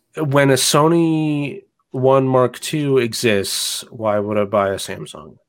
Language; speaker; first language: English; native; English